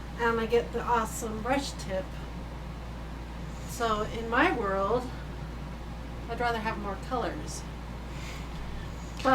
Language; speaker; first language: English; native; English